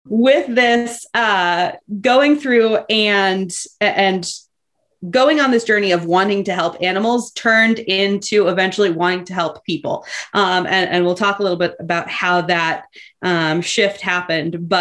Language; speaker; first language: English; native; English